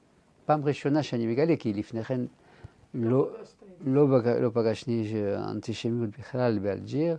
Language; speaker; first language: Hebrew; non-native, fluent; French